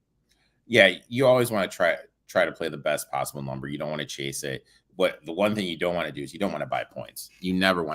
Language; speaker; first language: English; native; English